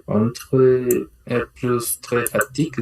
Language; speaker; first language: French; non-native, learner; Spanish